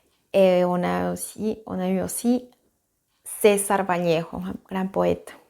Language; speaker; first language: French; non-native, fluent; Spanish